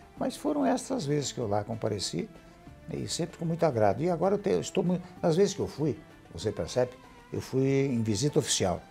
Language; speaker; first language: Portuguese; early bilingual, other home language; Arabic